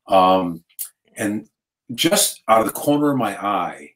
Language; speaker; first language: English; native; English